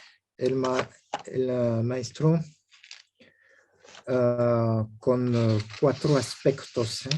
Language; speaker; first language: Spanish; non-native, learner; French